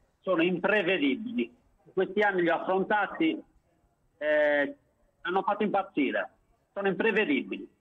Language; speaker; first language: Italian; native; Italian